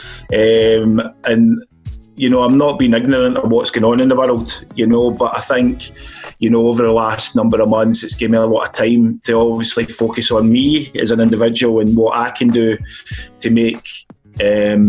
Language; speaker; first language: English; native; English